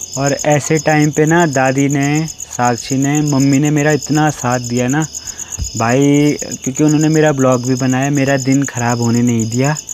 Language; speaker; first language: Hindi; native; Hindi